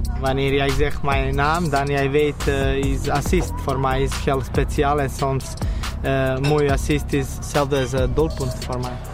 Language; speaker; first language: Dutch; non-native, learner; Serbian